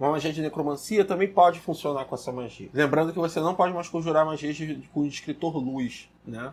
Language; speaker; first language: Portuguese; native; Portuguese